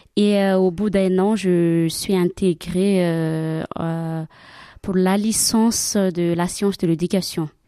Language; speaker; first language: French; non-native, local second language; Malagasy